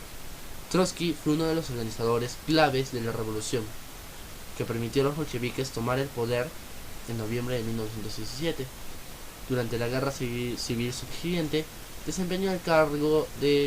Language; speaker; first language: Spanish; native; Spanish